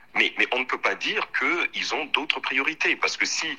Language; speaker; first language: French; non-native, local second language; Swahili